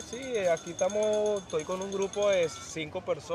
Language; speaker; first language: Spanish; native; Spanish